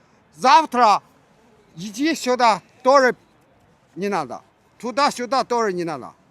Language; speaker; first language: Russian; non-native, learner; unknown